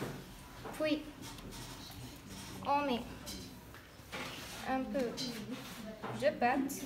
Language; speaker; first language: French; non-native, learner; Arabic